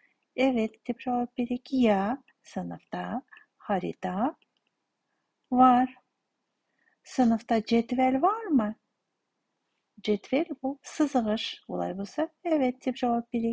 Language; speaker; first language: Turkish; non-native, fluent; Kazakh